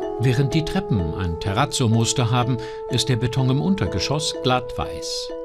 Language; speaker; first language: German; native; German